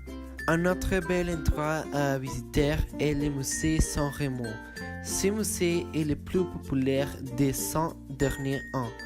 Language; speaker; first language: French; non-native, learner; Spanish